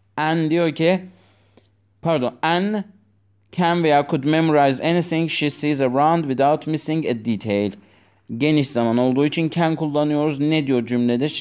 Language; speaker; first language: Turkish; non-native, fluent; Azerbaijani